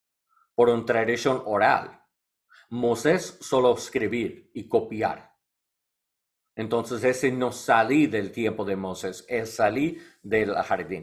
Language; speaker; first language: Spanish; non-native, learner; English